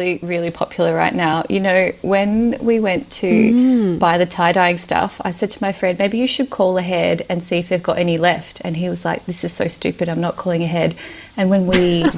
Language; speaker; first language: English; early bilingual, other home language; Romanian